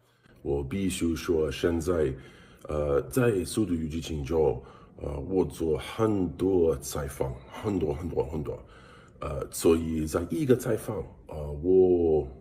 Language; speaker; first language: Chinese; non-native, learner; English